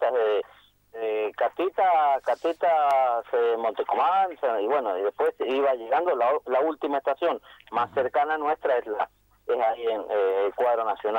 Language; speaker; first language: Spanish; native; Spanish